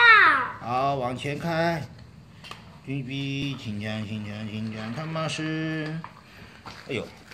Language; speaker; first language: Chinese; native; Chinese